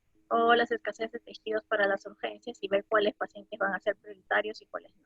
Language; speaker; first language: Spanish; native; Spanish